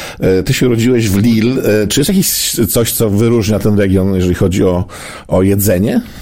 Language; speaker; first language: Polish; native; Polish